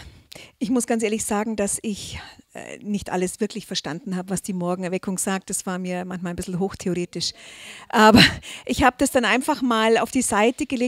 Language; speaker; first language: German; native; German